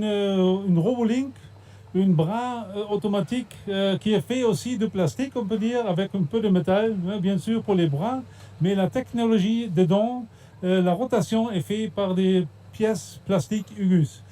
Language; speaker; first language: French; non-native, fluent; German